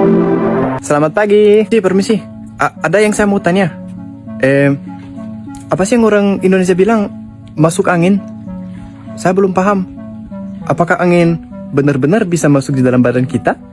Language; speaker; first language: Indonesian; non-native, fluent; English